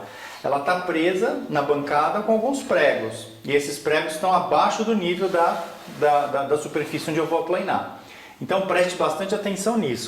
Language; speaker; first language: Portuguese; native; Portuguese